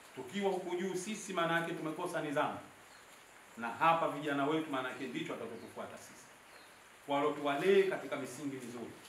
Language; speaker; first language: Swahili; native; Swahili